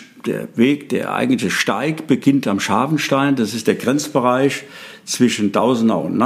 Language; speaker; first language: German; native; German